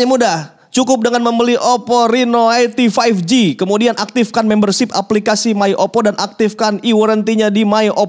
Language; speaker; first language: Indonesian; native; Indonesian